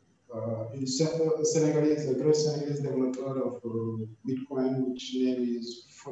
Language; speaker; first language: English; non-native, fluent; Wolof